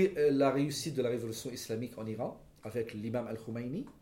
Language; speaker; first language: French; non-native, local second language; Arabic